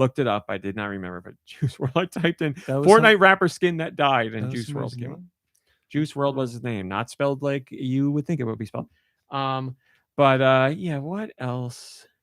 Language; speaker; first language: English; native; English